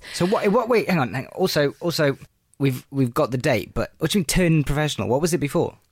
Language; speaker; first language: English; native; English